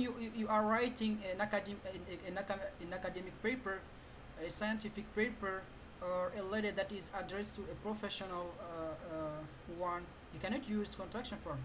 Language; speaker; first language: English; non-native, fluent; French